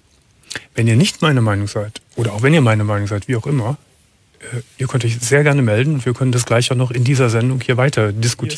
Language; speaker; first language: German; native; German